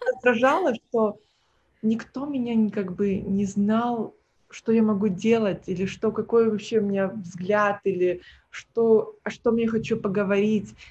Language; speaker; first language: Russian; early bilingual, heritage; Russian